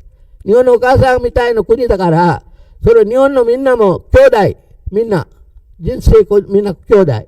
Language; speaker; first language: Japanese; non-native, learner; Sinhala